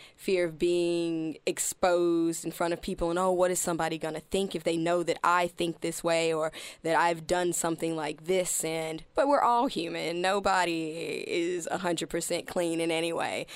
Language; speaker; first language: English; native; English